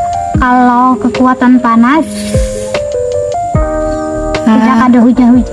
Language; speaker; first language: Indonesian; non-native, local second language; Banjar